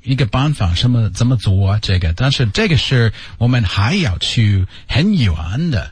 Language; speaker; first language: Chinese; non-native, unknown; English